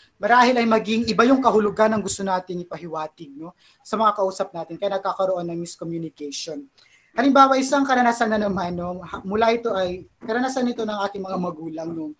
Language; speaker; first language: Filipino; non-native, local second language; Pampanga